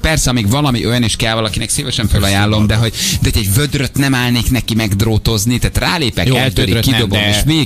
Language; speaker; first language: Hungarian; native; Hungarian